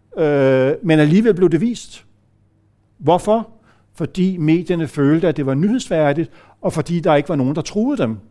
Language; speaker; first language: Danish; native; Danish